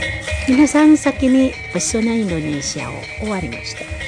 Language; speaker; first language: Japanese; non-native, learner; Indonesian